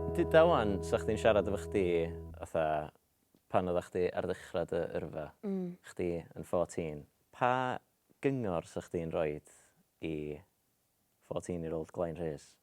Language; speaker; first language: Welsh; native; Welsh